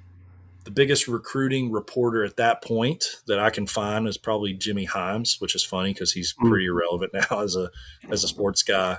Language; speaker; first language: English; native; English